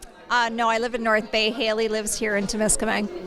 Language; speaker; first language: English; native; English